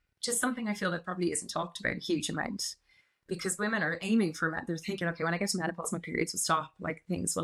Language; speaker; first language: English; native; English